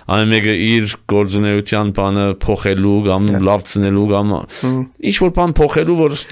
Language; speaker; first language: Armenian; native; Armenian